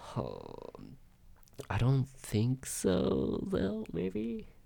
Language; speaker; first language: English; non-native, learner; Japanese